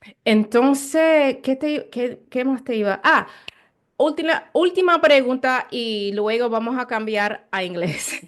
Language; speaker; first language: Spanish; non-native, learner; English